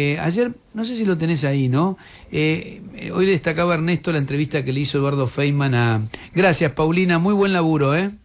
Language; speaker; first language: Spanish; native; Spanish